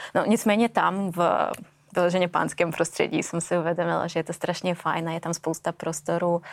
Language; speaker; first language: Czech; non-native, fluent; Russian